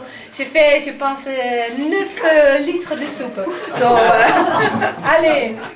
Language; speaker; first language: French; non-native, fluent; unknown